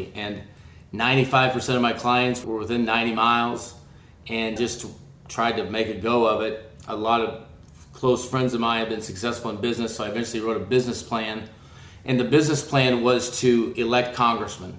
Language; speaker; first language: English; native; English